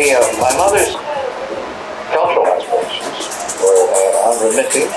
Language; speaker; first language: English; native; English